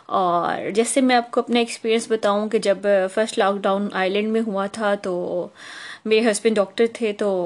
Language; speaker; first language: Urdu; native; Urdu